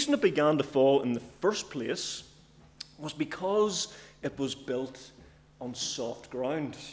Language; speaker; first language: English; native; English